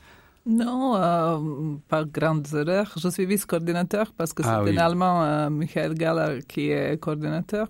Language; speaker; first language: French; non-native, fluent; Croatian